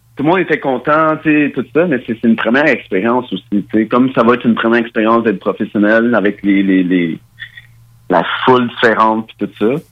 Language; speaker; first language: French; early bilingual, other home language; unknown